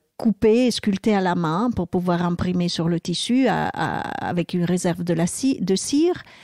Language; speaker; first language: French; non-native, fluent; Italian